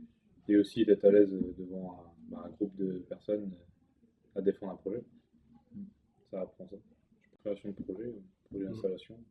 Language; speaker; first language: French; native; French